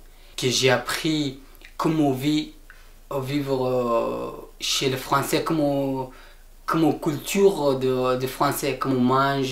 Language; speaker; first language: French; non-native, learner; Persian